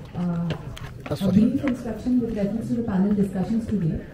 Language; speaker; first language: English; non-native, local second language; Marathi